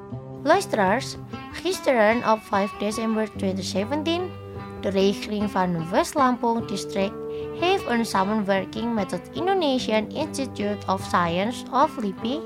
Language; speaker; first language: Dutch; non-native, fluent; Indonesian